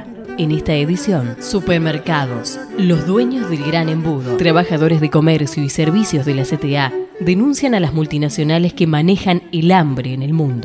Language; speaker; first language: Spanish; native; Spanish